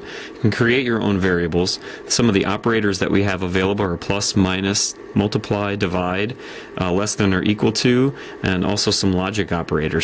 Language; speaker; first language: English; native; English